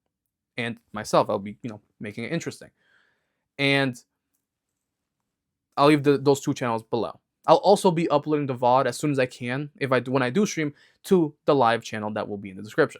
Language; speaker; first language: English; native; English